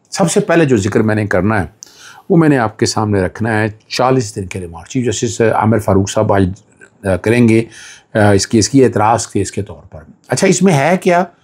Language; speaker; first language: Urdu; non-native, local second language; Punjabi